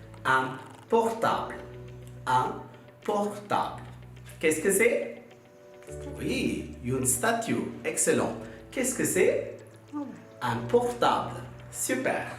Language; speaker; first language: French; non-native, fluent; Tamil